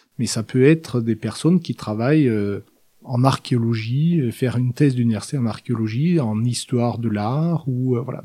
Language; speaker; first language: French; non-native, fluent; Norwegian